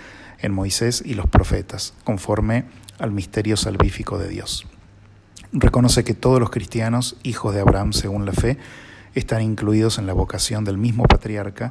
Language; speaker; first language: Spanish; native; Spanish